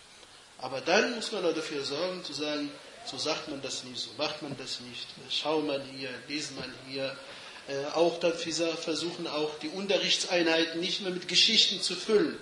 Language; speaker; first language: German; non-native, fluent; Arabic